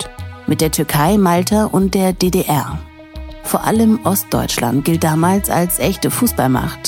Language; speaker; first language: German; native; German